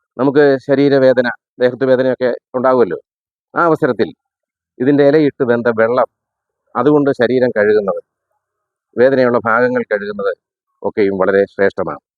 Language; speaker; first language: Malayalam; native; Malayalam